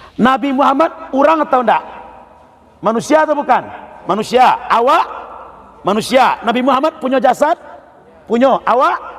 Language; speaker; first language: Malay; non-native, local second language; Minangkabau